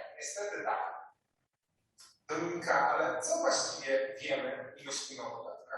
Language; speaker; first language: Polish; native; Polish